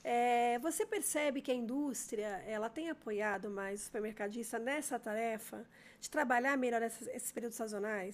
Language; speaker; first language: Portuguese; native; Portuguese